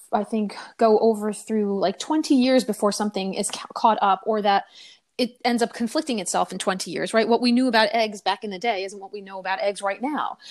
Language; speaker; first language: English; native; English